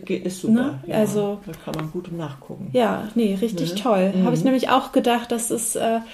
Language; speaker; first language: German; native; German